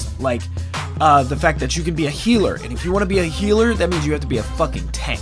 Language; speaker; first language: English; native; English